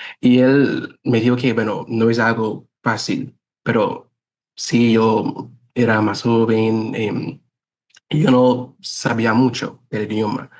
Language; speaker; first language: Spanish; non-native, fluent; English